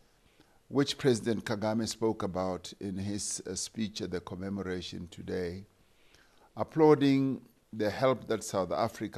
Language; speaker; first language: English; non-native, local second language; Venda